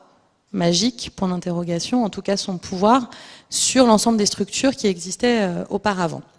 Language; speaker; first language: French; native; French